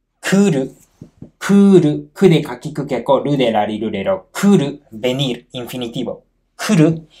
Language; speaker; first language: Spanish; non-native, fluent; Japanese